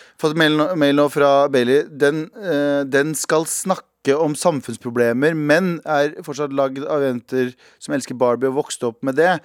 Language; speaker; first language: Norwegian; early bilingual, other home language; Kurdish